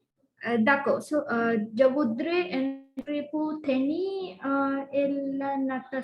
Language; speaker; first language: French; non-native, learner; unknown